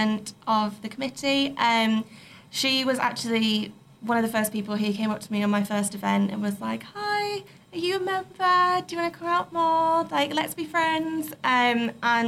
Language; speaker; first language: English; native; English